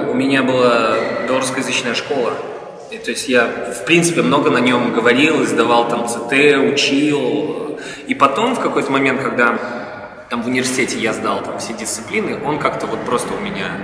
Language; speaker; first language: Russian; native; Russian